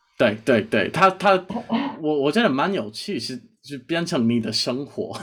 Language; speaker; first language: Chinese; non-native, fluent; English